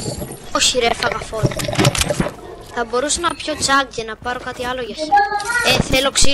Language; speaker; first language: Greek; native; Greek